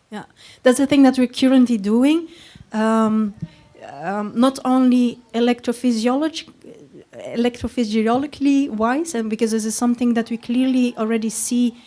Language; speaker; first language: English; non-native, fluent; Dutch